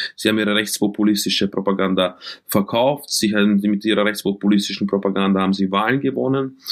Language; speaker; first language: German; early bilingual, other home language; Croatian